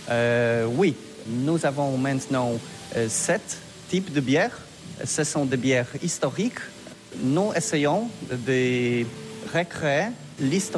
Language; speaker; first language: French; non-native, learner; Polish